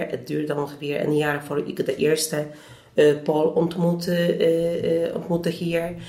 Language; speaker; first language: Dutch; non-native, fluent; Polish